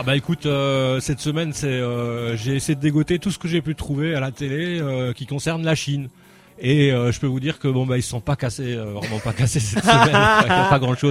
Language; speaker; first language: French; native; French